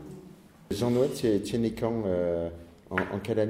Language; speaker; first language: French; native; French